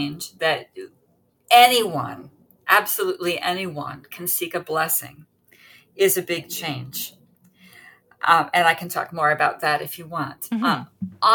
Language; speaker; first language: English; native; English